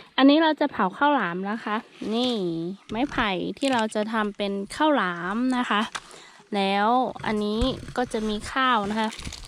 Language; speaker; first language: Thai; non-native, local second language; Iu Mien